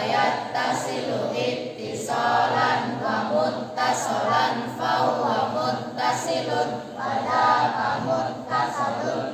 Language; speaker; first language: Arabic; non-native, learner; Indonesian